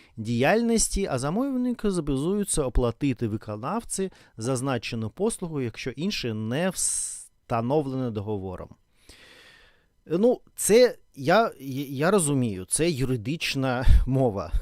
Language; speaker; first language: Ukrainian; non-native, learner; Russian